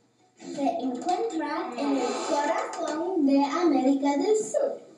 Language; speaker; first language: Spanish; non-native, learner; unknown